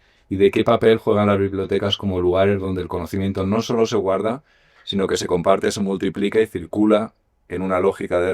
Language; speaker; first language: Spanish; native; Spanish